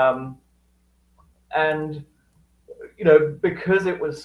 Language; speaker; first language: English; native; English